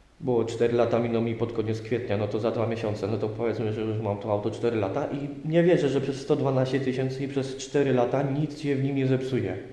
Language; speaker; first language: Polish; native; Polish